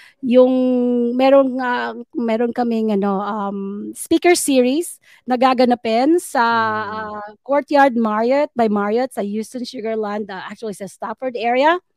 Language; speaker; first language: Filipino; non-native, local second language; Pangasinan